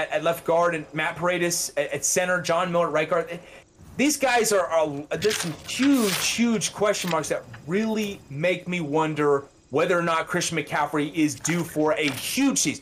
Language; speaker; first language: English; native; English